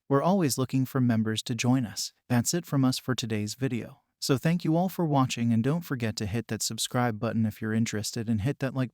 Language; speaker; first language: English; native; English